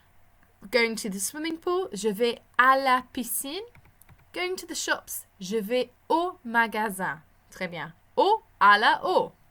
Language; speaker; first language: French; non-native, fluent; English